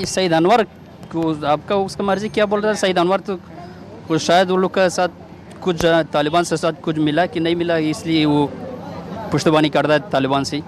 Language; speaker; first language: Hindi; non-native, learner; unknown